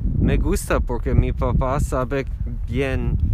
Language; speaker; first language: Spanish; non-native, learner; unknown